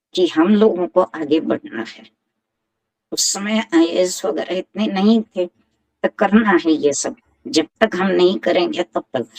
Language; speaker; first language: Hindi; native; Hindi